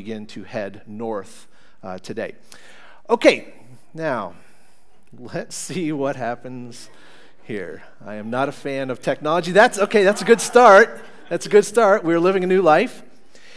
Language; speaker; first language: English; native; English